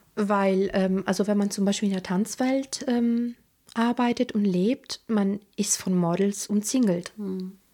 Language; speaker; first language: German; non-native, fluent; Italian